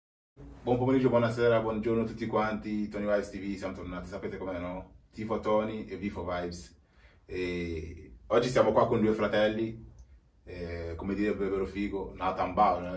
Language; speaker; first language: Italian; native; Italian